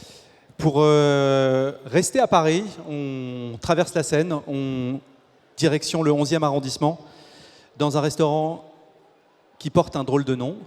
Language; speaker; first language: French; native; French